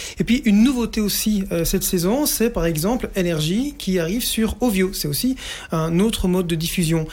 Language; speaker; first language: French; native; French